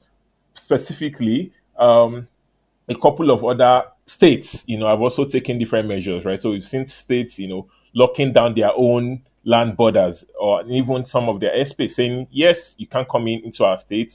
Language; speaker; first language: English; non-native, local second language; Yoruba